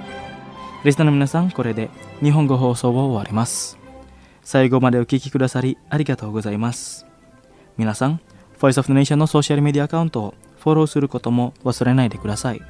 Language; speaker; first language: Japanese; non-native, fluent; Indonesian